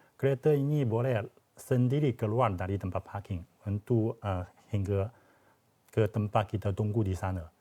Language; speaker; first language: Malay; non-native, fluent; Chinese